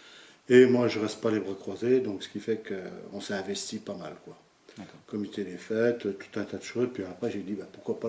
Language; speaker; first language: French; native; French